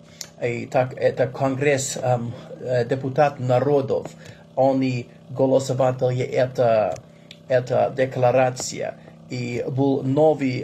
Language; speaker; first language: Russian; non-native, learner; English